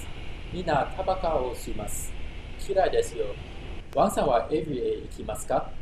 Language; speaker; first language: Japanese; non-native, learner; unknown